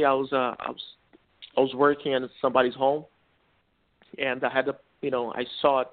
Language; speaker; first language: English; non-native, fluent; Portuguese